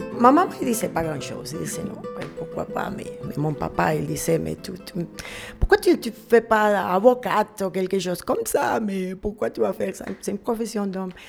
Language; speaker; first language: French; non-native, fluent; Spanish